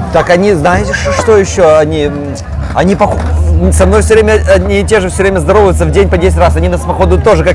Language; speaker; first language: Russian; native; Russian